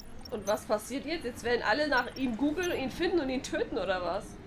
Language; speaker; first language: German; native; German